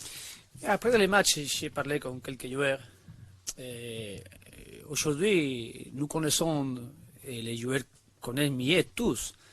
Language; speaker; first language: French; non-native, learner; Spanish